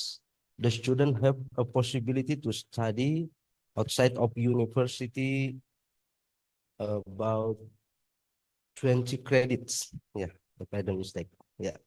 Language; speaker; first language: English; non-native, fluent; Indonesian